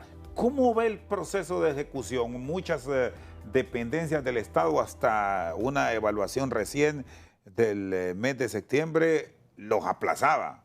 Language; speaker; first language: Spanish; native; Spanish